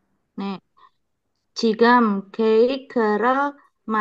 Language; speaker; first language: Korean; non-native, learner; Indonesian